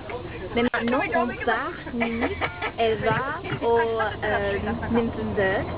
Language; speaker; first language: French; non-native, learner; English